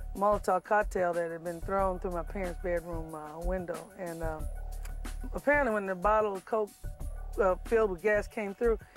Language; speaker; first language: English; native; English